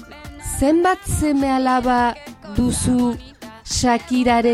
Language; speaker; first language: Basque; non-native, learner; Spanish